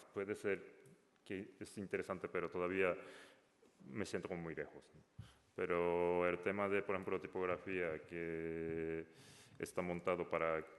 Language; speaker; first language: Spanish; non-native, learner; Japanese